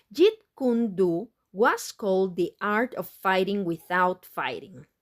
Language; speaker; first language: English; non-native, fluent; Spanish